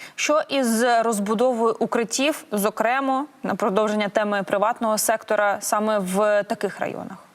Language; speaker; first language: Ukrainian; native; Ukrainian